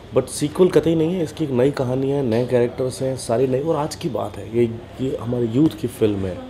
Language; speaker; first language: Hindi; native; Hindi